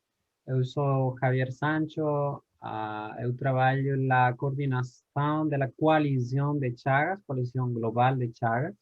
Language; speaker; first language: Portuguese; non-native, learner; Spanish